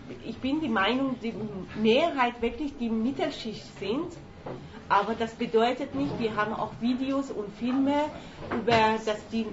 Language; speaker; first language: German; non-native, learner; Persian